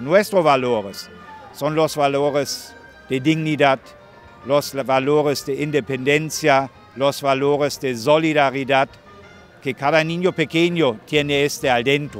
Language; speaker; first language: Spanish; non-native, fluent; German